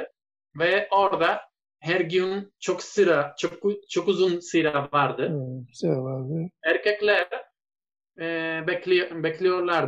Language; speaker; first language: Turkish; non-native, learner; Spanish